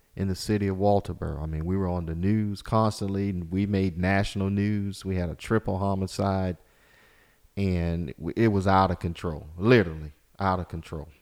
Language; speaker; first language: English; native; English